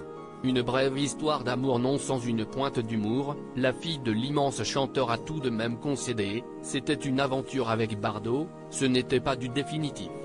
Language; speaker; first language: French; native; French